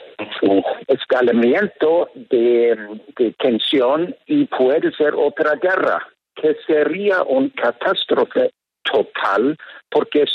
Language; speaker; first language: Spanish; non-native, fluent; Norwegian